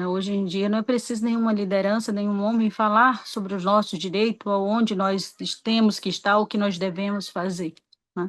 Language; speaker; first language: Portuguese; non-native, fluent; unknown